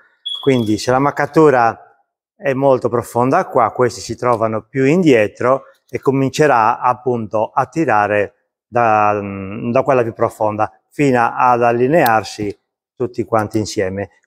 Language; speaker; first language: Italian; native; Italian